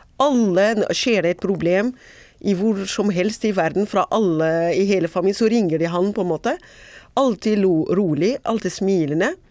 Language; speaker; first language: Norwegian; non-native, fluent; Arabic